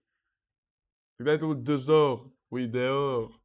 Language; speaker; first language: French; non-native, learner; Russian